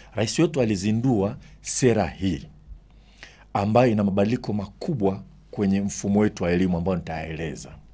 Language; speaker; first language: Swahili; native; Swahili